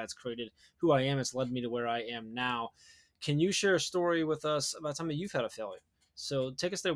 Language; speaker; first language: English; native; English